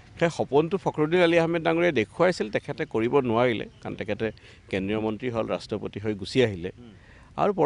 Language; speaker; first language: Assamese; native; Assamese